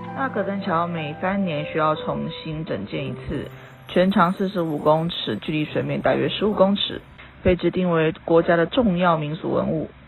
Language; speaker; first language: Chinese; native; Chinese